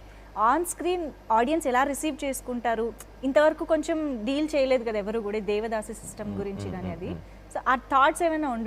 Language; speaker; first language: Telugu; native; Telugu